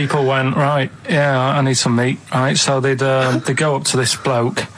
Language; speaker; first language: English; native; English